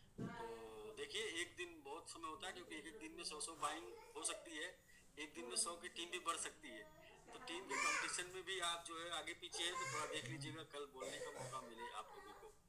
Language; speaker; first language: Hindi; native; Hindi